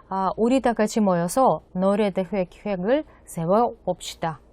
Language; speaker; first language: Korean; non-native, fluent; Russian